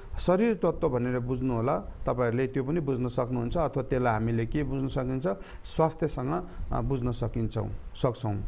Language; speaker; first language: Nepali; non-native, local second language; Eastern Tamang